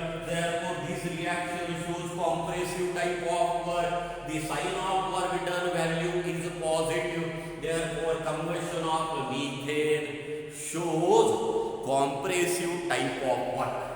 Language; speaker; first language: English; non-native, local second language; Marathi